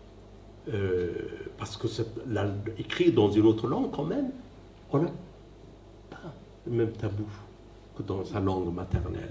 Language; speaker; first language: French; non-native, fluent; Persian